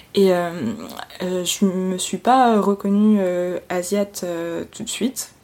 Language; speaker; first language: French; native; French